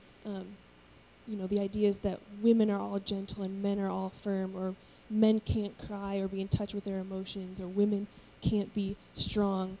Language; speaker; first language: English; native; English